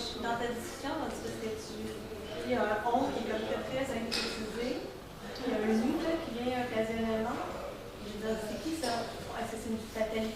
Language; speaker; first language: French; native; French